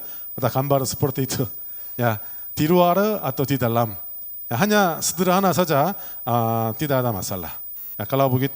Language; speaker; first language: Indonesian; non-native, learner; Korean